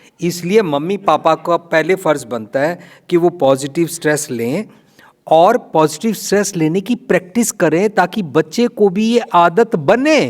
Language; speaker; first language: Hindi; non-native, local second language; Punjabi